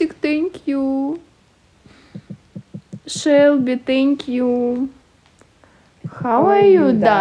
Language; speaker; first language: English; non-native, learner; Russian